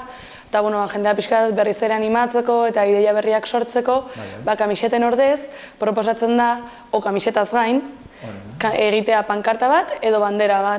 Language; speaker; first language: Basque; native; Basque